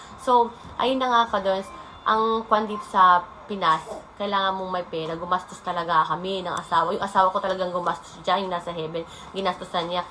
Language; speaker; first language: Filipino; native; Filipino